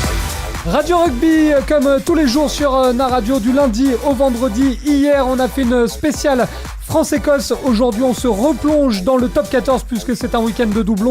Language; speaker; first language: French; native; French